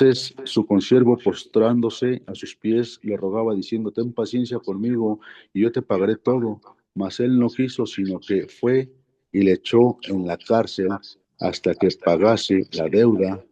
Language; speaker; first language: Spanish; native; Spanish